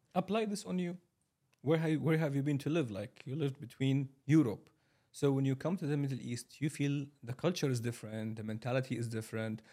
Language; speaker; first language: English; non-native, fluent; Arabic